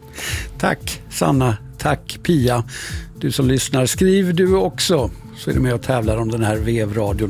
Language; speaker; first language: Swedish; native; Swedish